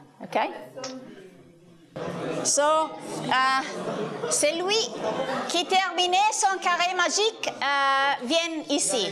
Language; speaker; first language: French; non-native, learner; Italian